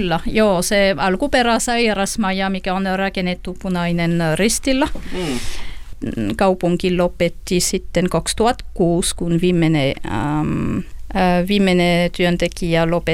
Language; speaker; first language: Finnish; non-native, learner; French